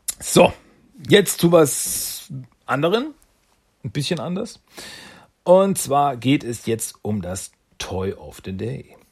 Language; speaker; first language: German; native; German